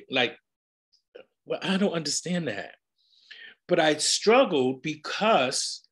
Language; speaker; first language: English; native; English